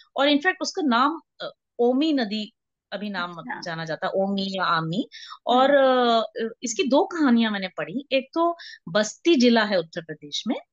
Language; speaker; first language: Hindi; native; Hindi